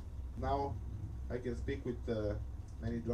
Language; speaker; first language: English; non-native, learner; Bulgarian